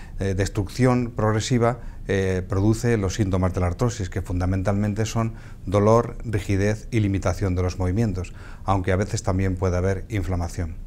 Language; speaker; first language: Spanish; native; Spanish